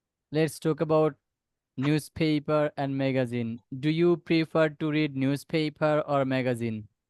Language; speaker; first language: English; non-native, local second language; Bangla